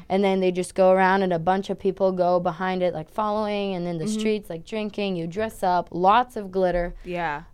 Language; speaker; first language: English; non-native, fluent; Portuguese